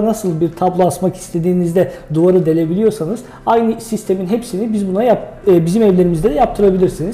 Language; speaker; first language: Turkish; native; Turkish